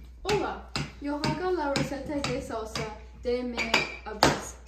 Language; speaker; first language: Spanish; non-native, learner; English